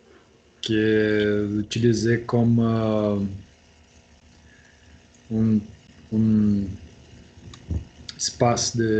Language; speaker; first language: French; non-native, learner; Portuguese